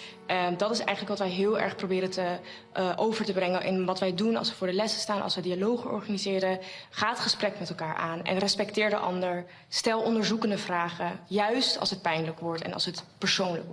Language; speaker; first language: Dutch; native; Dutch